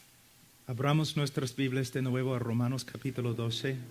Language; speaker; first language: Spanish; non-native, fluent; English